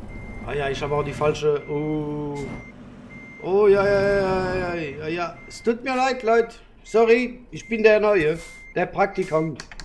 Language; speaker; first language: German; non-native, learner; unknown